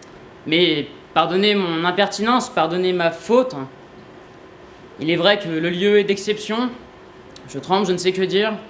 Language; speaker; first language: French; native; French